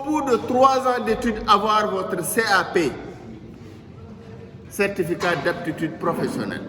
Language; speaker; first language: French; non-native, local second language; Wolof